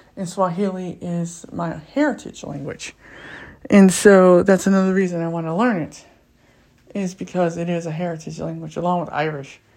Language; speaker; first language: English; native; English